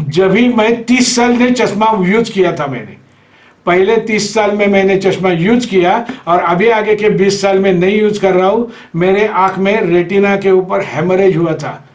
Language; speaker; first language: Hindi; non-native, local second language; Marathi